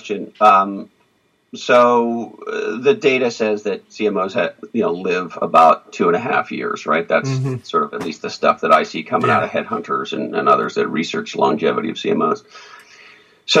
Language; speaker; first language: English; native; English